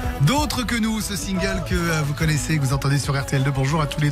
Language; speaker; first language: French; native; French